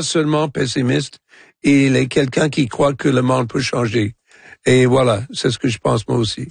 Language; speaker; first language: French; non-native, fluent; English